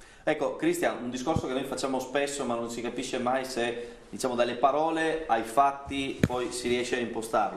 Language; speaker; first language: Italian; native; Italian